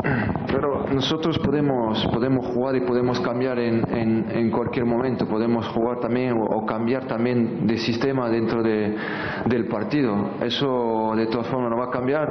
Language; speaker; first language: Spanish; non-native, fluent; French